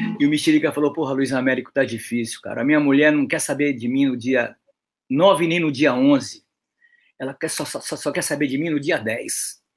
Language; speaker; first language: Portuguese; native; Portuguese